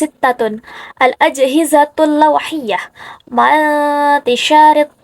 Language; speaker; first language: Arabic; non-native, learner; Indonesian